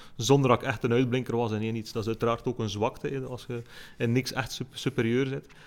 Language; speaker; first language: Dutch; native; Dutch